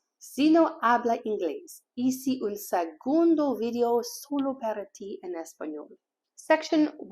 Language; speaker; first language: Spanish; non-native, learner; English